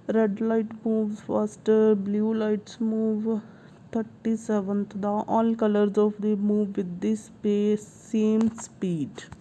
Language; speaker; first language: English; non-native, local second language; Punjabi